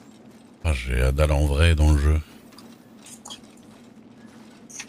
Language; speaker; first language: French; native; French